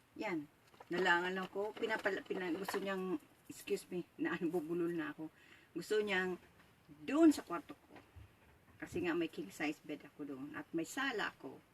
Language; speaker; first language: Filipino; native; Filipino